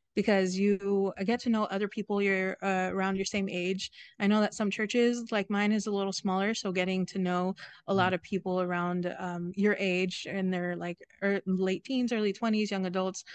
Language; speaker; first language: English; native; English